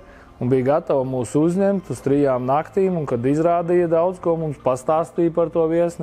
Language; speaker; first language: Latvian; native; Latvian